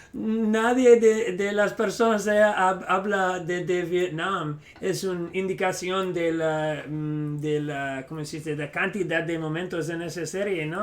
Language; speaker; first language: Spanish; non-native, learner; English